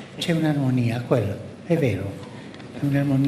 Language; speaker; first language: Italian; non-native, fluent; Spanish